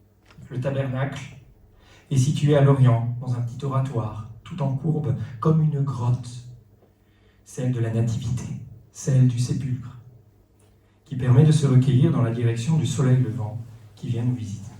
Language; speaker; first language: French; native; French